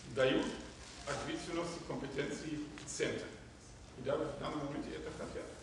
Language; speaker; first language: Russian; non-native, fluent; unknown